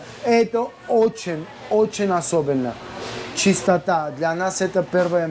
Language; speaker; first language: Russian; non-native, local second language; Armenian